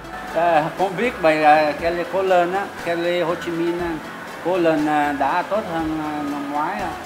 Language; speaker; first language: Vietnamese; non-native, learner; Portuguese